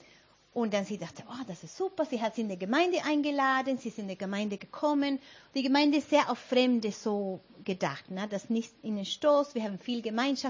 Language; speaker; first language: German; non-native, fluent; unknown